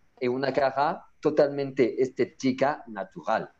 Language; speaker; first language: Spanish; non-native, learner; French